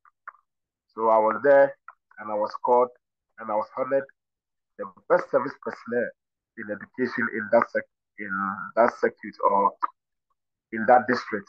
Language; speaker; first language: English; non-native, local second language; Akan